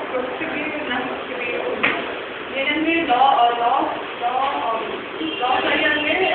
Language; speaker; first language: Kannada; non-native, learner; Hindi